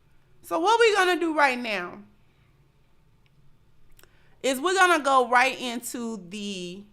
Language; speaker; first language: English; native; English